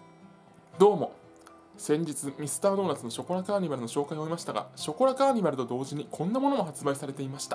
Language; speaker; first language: Japanese; native; Japanese